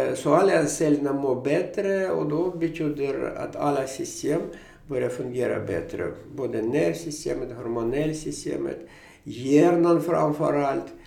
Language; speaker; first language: Swedish; non-native, fluent; Russian